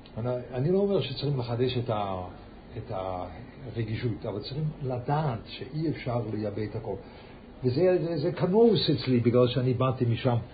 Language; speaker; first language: Hebrew; early bilingual, heritage; Yiddish